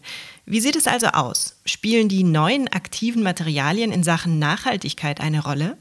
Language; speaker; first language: German; native; German